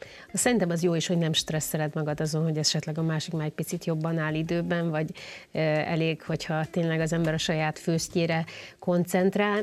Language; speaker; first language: Hungarian; native; Hungarian